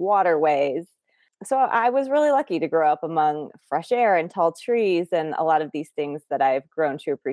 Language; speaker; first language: English; native; English